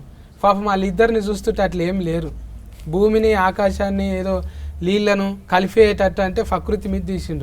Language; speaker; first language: Telugu; native; Telugu